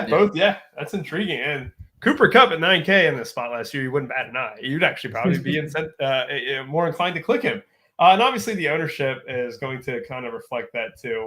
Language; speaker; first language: English; native; English